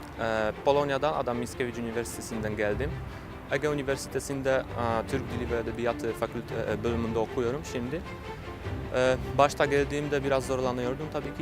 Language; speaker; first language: Turkish; non-native, learner; Polish